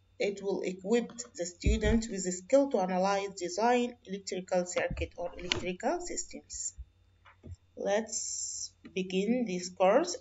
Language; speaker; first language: English; non-native, fluent; Arabic